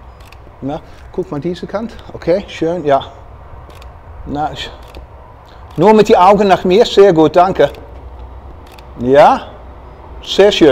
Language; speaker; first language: German; non-native, learner; Dutch